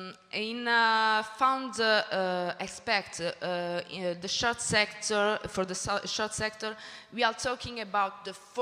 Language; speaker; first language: English; non-native, learner; Italian